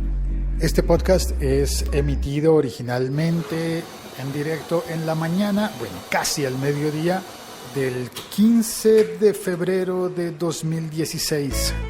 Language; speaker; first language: Spanish; native; Spanish